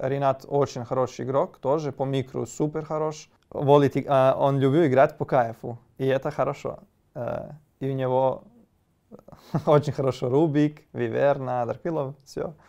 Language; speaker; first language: Russian; non-native, learner; Serbian